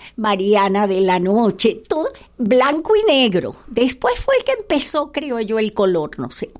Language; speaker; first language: Spanish; native; Spanish